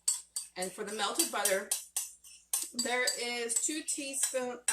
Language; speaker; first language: English; native; English